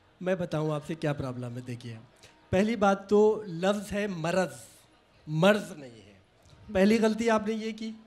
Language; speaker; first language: Hindi; native; Hindi